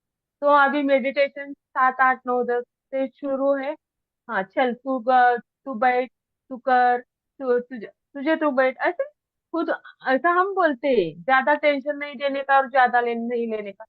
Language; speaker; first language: Hindi; non-native, local second language; Marathi